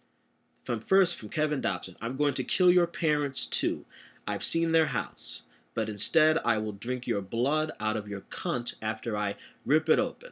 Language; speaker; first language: English; native; English